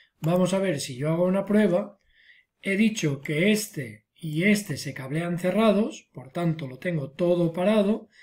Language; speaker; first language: Spanish; non-native, local second language; Catalan